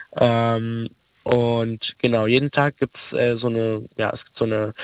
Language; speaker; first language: German; early bilingual, other home language; Arabic